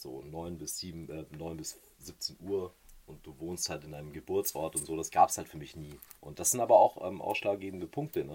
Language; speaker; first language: German; native; German